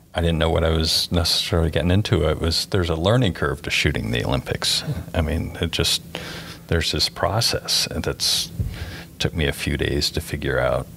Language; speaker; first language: English; native; English